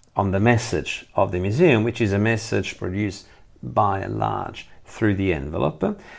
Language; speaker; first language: English; non-native, fluent; Italian